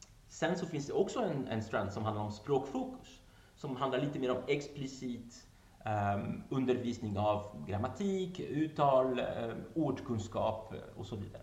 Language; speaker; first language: Swedish; non-native, fluent; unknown